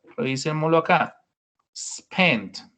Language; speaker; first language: Spanish; non-native, fluent; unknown